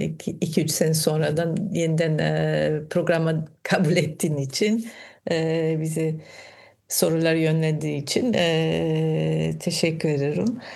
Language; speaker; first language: Turkish; non-native, fluent; German